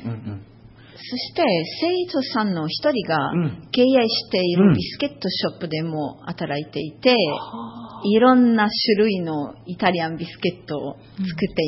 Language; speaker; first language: Japanese; non-native, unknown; Italian